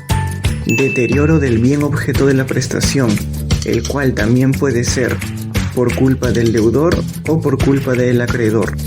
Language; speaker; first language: Spanish; native; Spanish